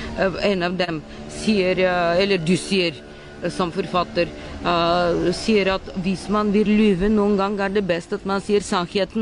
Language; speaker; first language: Norwegian; non-native, fluent; Bulgarian